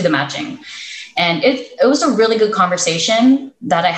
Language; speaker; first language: English; native; English